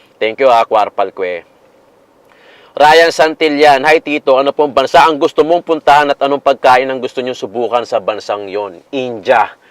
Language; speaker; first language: Filipino; native; Filipino